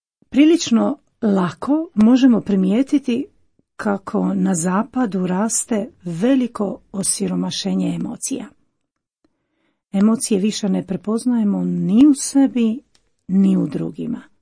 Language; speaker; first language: Croatian; native; Croatian